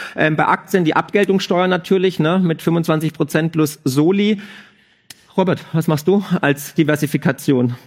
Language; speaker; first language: German; native; German